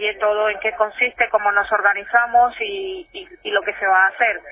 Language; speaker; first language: Spanish; native; Spanish